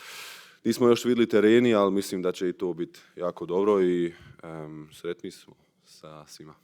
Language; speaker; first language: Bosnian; early bilingual, heritage; Bosnian